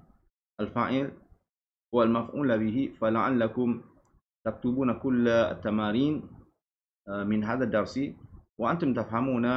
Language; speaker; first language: Arabic; non-native, fluent; Malay